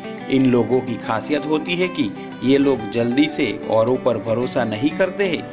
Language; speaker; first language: Hindi; native; Hindi